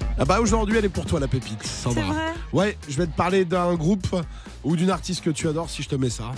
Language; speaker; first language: French; native; French